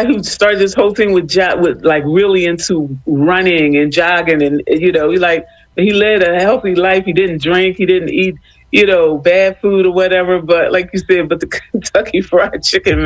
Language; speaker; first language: English; native; English